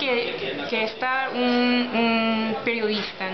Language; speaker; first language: Spanish; non-native, learner; English